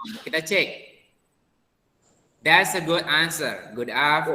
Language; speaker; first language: English; non-native, learner; Indonesian